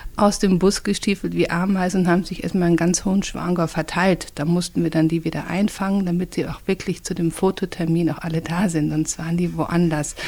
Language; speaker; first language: German; native; German